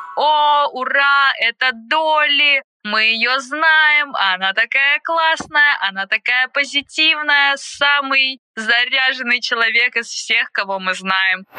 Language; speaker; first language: Russian; native; Russian